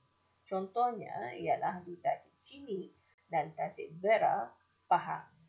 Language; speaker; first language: Malay; native; Malay